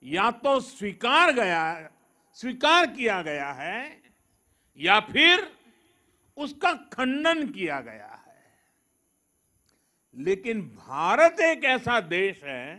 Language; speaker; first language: Hindi; non-native, local second language; Gujarati